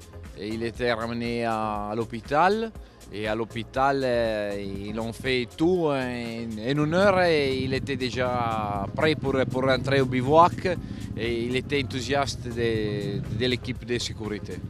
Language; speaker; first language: French; non-native, fluent; Italian